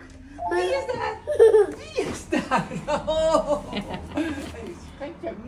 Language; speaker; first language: Dutch; native; Dutch